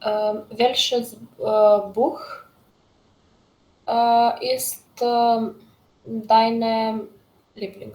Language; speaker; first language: German; non-native, learner; Macedonian